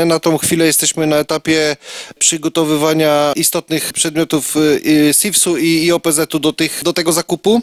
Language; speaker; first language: Polish; native; Polish